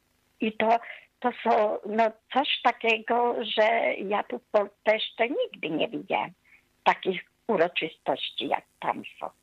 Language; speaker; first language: Polish; non-native, fluent; Hungarian